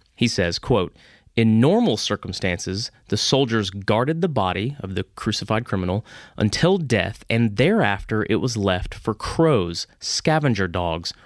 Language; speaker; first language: English; native; English